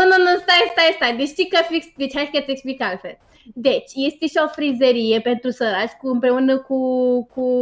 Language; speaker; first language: Romanian; native; Romanian